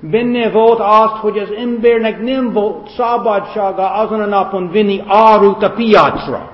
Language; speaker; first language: Hungarian; non-native, fluent; English